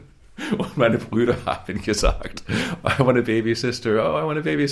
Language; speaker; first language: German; non-native, fluent; English